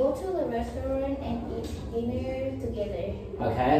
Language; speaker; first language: English; non-native, learner; Vietnamese